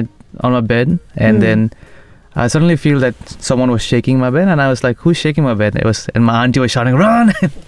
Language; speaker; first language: English; non-native, local second language; Nepali